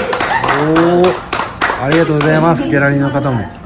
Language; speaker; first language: Japanese; native; Japanese